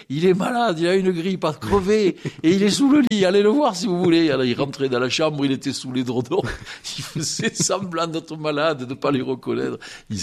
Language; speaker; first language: French; native; French